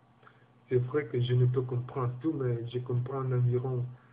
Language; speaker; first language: French; non-native, learner; Romanian